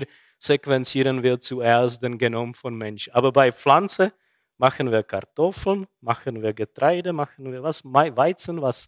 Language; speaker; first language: German; non-native, fluent; Czech